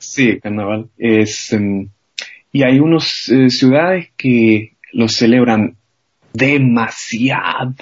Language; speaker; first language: Spanish; non-native, fluent; German